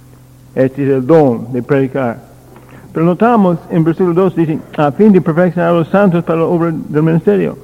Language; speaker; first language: Spanish; non-native, learner; English